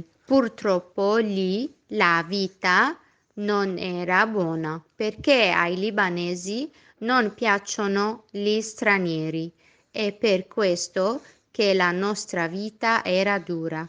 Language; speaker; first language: Italian; non-native, fluent; Arabic